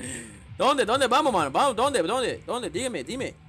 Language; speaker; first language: Spanish; non-native, learner; Portuguese